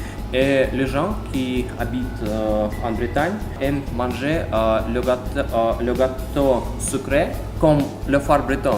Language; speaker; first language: French; non-native, fluent; Russian